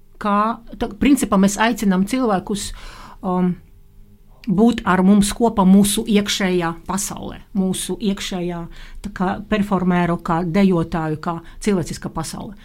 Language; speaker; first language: Latvian; non-native, local second language; Russian